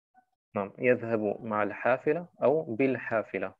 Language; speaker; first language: Arabic; non-native, fluent; German